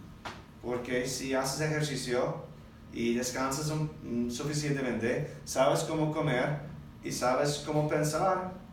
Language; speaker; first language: Spanish; non-native, learner; English